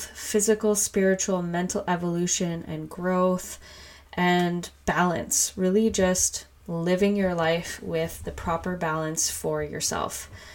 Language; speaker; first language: English; native; English